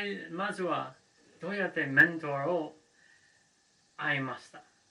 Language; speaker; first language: Japanese; non-native, learner; English